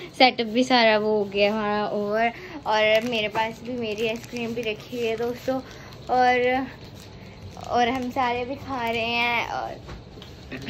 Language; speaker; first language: Hindi; non-native, local second language; Punjabi